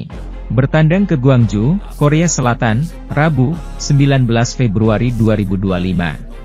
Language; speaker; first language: Indonesian; native; Indonesian